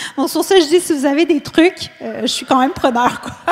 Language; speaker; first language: French; native; French